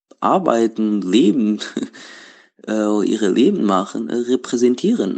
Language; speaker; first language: German; non-native, learner; Portuguese